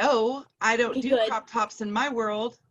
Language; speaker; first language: English; native; English